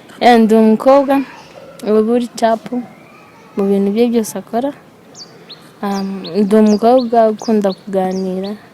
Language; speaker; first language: Kinyarwanda; native; Kinyarwanda